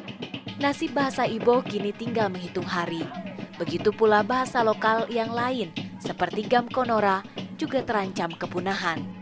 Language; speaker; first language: Indonesian; native; Indonesian